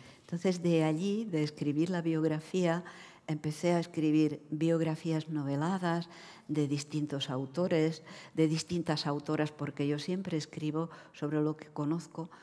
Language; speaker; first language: Spanish; non-native, fluent; Czech